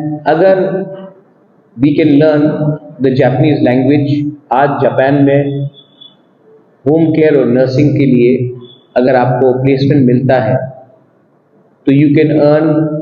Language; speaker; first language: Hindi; non-native, local second language; Kok Borok